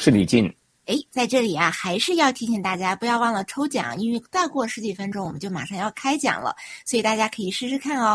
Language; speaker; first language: Chinese; native; Chinese